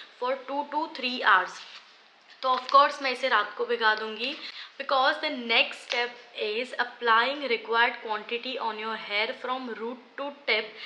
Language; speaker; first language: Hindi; non-native, local second language; Gujarati